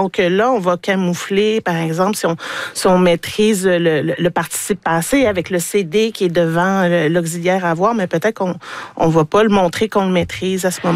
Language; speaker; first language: French; native; French